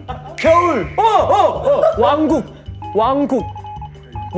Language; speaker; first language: Korean; native; Korean